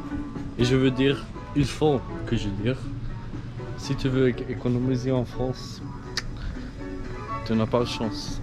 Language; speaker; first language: French; non-native, learner; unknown